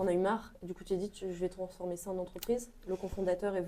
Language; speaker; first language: French; native; French